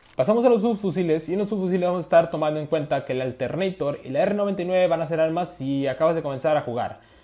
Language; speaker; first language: Spanish; native; Spanish